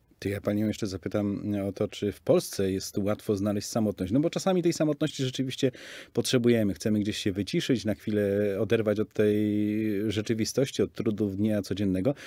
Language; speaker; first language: Polish; native; Polish